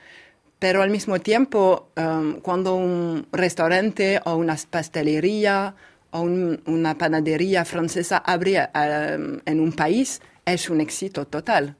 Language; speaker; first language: Spanish; non-native, fluent; French